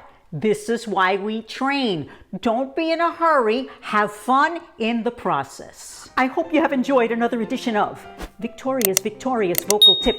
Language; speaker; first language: English; native; English